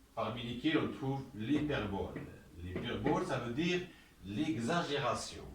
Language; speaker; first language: French; non-native, local second language; Arabic